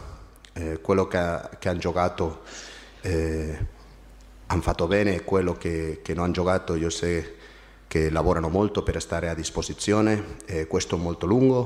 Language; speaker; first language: Italian; non-native, fluent; Spanish